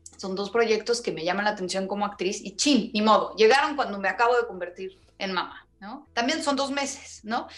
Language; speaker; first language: Spanish; early bilingual, other home language; Russian